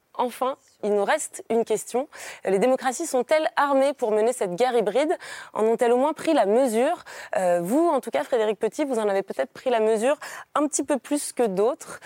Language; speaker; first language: French; native; French